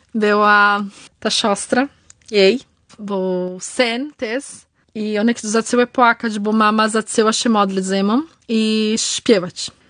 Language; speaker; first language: Polish; early bilingual, heritage; Polish